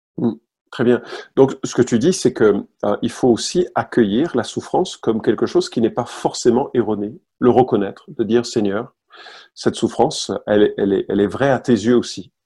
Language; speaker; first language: French; native; French